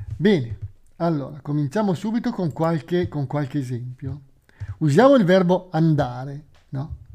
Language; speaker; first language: Italian; native; Italian